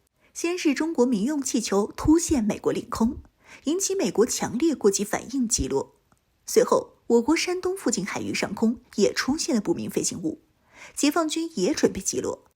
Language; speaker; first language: Chinese; native; Chinese